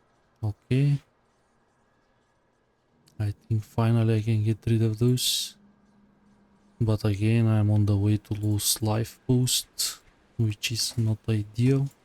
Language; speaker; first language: English; non-native, fluent; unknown